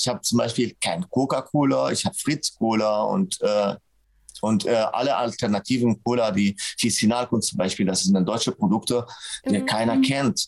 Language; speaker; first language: German; non-native, fluent; Arabic